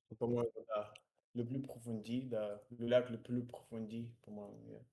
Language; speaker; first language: French; non-native, learner; Russian